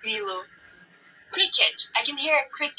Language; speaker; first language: English; non-native, learner; Portuguese